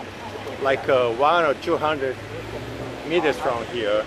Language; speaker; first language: English; non-native, fluent; Portuguese